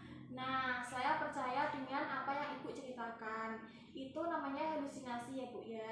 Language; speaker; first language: Indonesian; native; Indonesian